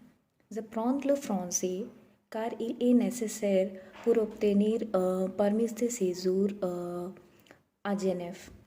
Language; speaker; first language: French; non-native, learner; Odia